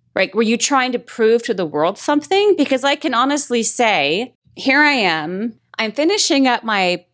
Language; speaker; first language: English; native; English